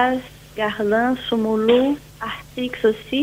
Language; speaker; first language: French; non-native, fluent; Portuguese